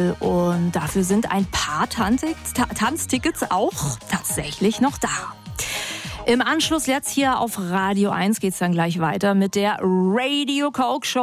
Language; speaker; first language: German; native; German